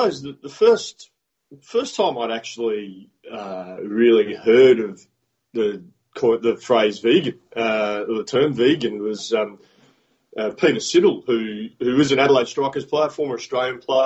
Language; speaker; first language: English; native; English